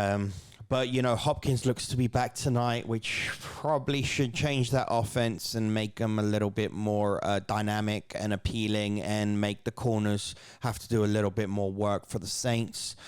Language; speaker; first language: English; native; English